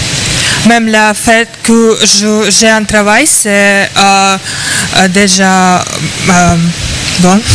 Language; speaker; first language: French; non-native, learner; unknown